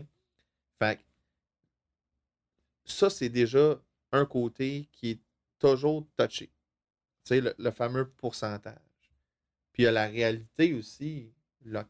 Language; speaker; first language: French; native; French